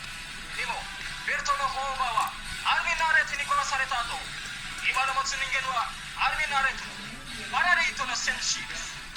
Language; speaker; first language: Japanese; non-native, learner; Indonesian